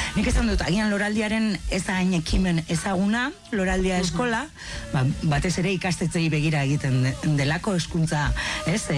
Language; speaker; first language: Basque; native; Basque